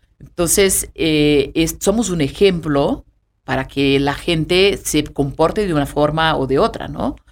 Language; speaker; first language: Spanish; non-native, fluent; Portuguese